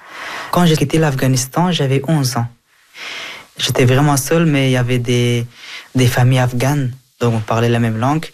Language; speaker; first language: French; early bilingual, other home language; Persian